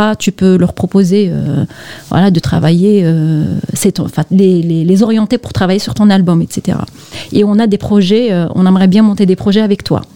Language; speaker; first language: French; non-native, local second language; Kabyle